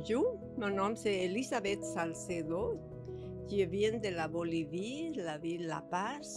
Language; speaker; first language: French; early bilingual, other home language; Spanish